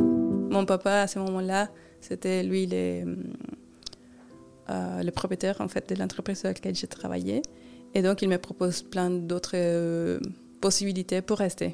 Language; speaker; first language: French; non-native, fluent; Spanish